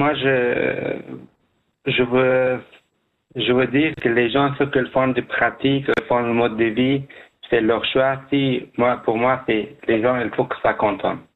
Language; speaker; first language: French; non-native, learner; Persian